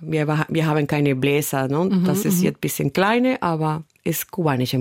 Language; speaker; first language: German; non-native, learner; Spanish